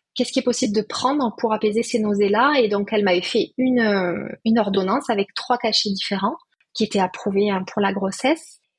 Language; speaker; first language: French; native; French